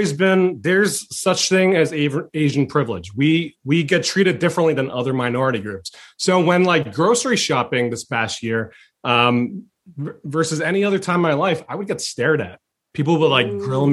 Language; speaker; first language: English; early bilingual, other home language; Chinese